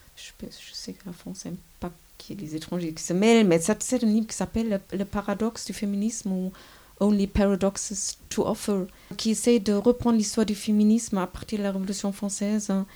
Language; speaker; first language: French; non-native, fluent; German